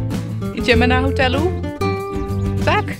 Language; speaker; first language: Polish; non-native, learner; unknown